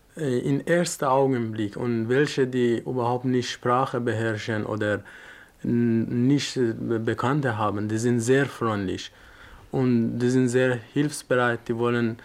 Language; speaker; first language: German; non-native, fluent; Persian